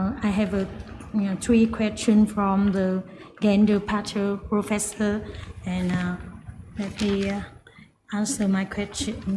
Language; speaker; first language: English; non-native, learner; Vietnamese